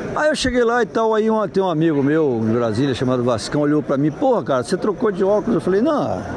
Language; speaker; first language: Portuguese; native; Portuguese